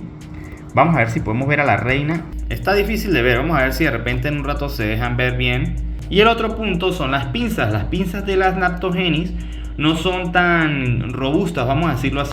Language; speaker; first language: Spanish; native; Spanish